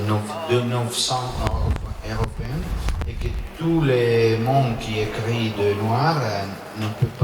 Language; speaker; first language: French; non-native, learner; Italian